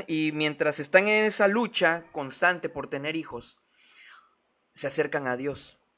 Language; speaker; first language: Spanish; native; Spanish